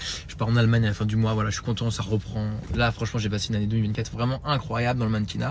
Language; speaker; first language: French; native; French